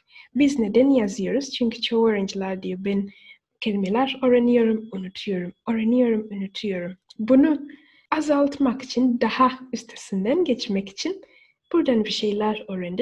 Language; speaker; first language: Turkish; non-native, fluent; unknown